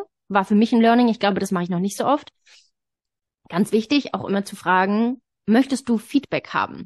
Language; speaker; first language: German; native; German